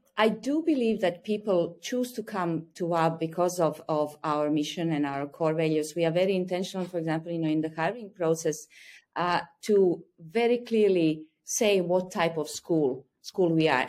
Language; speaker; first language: English; non-native, fluent; Croatian